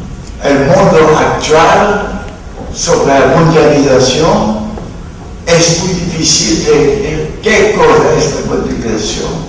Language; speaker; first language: Spanish; non-native, fluent; French